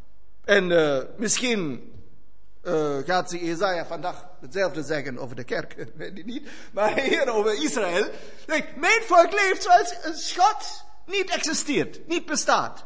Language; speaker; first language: Dutch; non-native, fluent; German